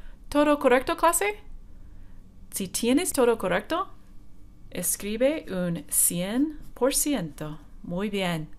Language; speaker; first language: Spanish; non-native, fluent; English